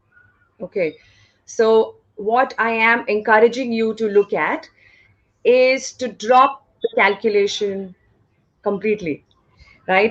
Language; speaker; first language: English; non-native, local second language; Hindi